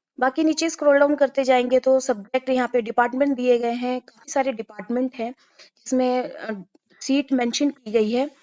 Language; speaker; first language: Hindi; native; Hindi